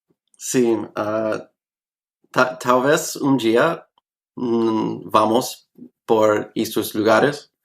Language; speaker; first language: Portuguese; non-native, learner; English